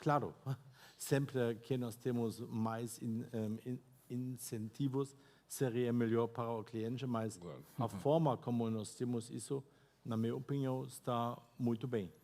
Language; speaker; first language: Portuguese; non-native, fluent; German